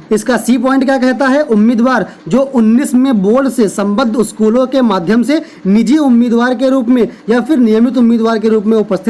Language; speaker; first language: Hindi; native; Hindi